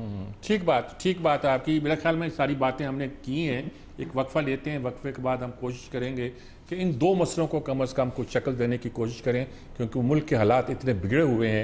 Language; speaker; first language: Urdu; native; Urdu